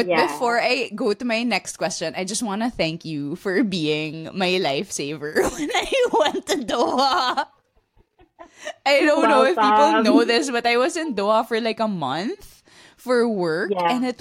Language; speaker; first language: English; non-native, local second language; Filipino